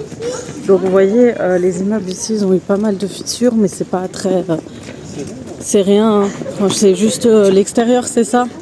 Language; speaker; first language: French; native; French